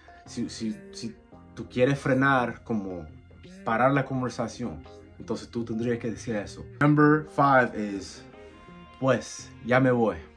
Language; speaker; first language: Spanish; non-native, fluent; English